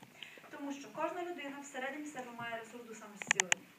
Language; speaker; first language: Ukrainian; native; Ukrainian